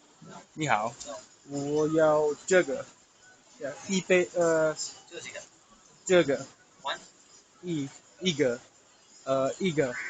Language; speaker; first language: Chinese; non-native, learner; English